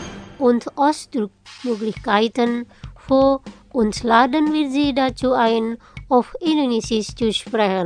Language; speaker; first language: German; non-native, fluent; Indonesian